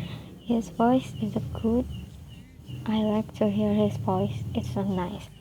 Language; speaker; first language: English; non-native, fluent; Indonesian